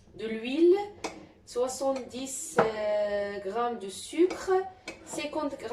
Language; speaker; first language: French; non-native, local second language; Arabic